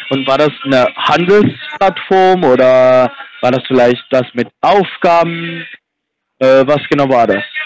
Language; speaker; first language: German; non-native, fluent; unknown